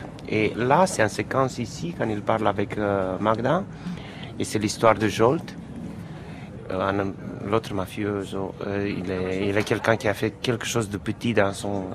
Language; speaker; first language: French; non-native, fluent; Romanian